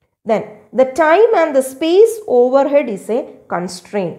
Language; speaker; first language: English; non-native, local second language; Malayalam